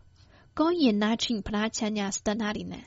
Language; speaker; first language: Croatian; non-native, fluent; Chinese